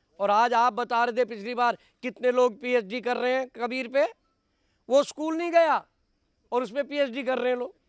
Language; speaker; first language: Hindi; native; Hindi